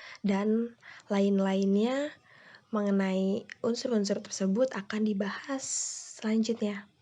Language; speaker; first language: Indonesian; native; Indonesian